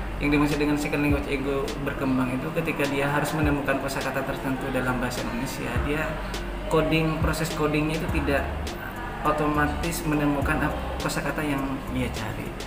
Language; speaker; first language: Indonesian; non-native, local second language; Madurese